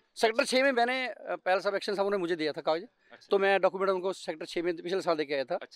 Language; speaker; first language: Hindi; native; Hindi